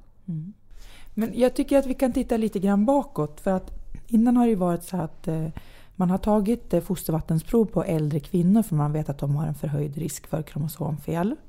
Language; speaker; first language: Swedish; native; Swedish